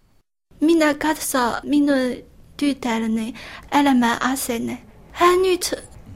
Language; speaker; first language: Finnish; non-native, learner; Chinese